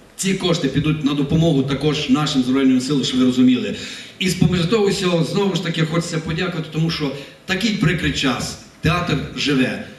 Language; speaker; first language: Ukrainian; native; Ukrainian